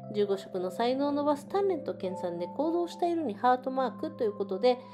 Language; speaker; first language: Japanese; native; Japanese